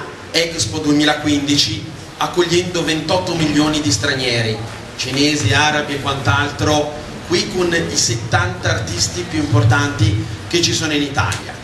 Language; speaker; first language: Italian; native; Italian